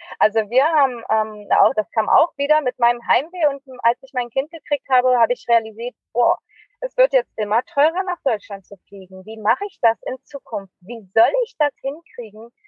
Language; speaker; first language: German; native; German